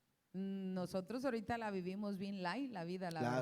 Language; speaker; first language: Spanish; native; Spanish